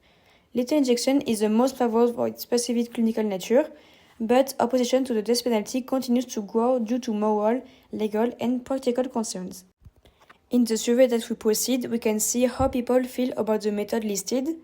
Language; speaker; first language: English; non-native, fluent; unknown